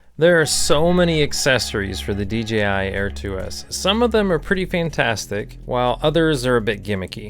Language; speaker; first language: English; native; English